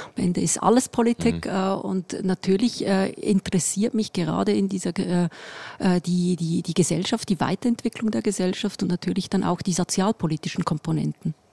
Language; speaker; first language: German; native; German